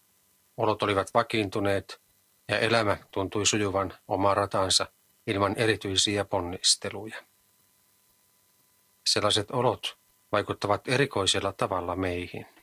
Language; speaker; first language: Finnish; native; Finnish